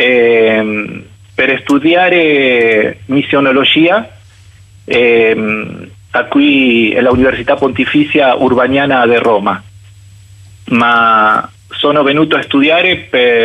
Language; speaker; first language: Italian; non-native, fluent; Spanish